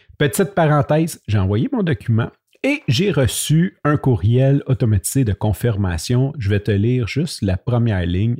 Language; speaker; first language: French; native; French